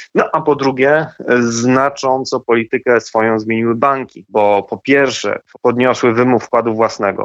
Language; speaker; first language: Polish; native; Polish